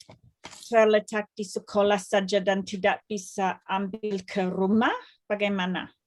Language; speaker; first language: Indonesian; non-native, fluent; English